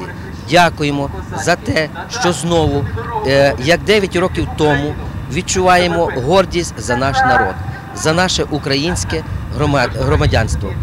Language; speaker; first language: Ukrainian; native; Ukrainian